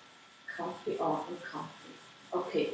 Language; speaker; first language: English; non-native, learner; Portuguese